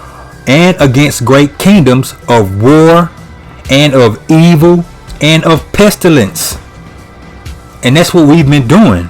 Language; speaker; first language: English; native; English